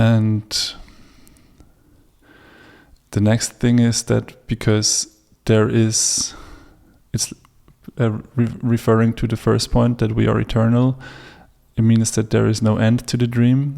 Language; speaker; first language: English; non-native, fluent; German